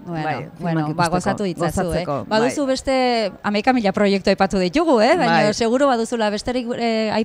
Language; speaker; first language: Basque; native; Basque